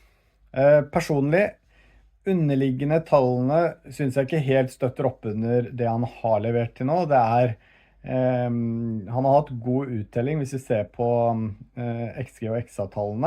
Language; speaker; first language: Norwegian; native; Norwegian